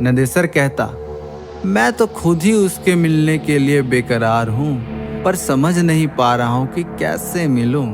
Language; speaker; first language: Hindi; native; Hindi